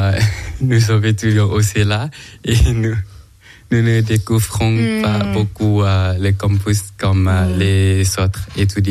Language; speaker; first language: French; non-native, learner; Thai